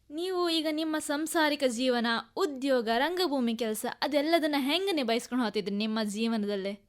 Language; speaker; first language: Kannada; native; Kannada